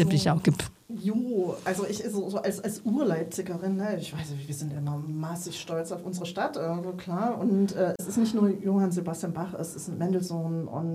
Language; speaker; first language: German; native; German